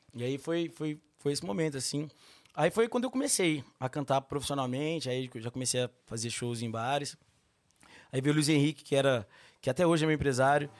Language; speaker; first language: Portuguese; native; Portuguese